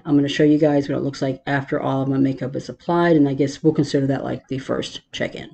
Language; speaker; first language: English; native; English